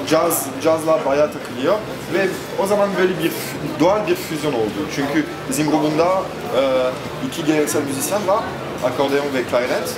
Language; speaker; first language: Turkish; non-native, fluent; French